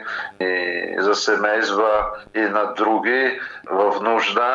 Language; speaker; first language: Bulgarian; non-native, fluent; Italian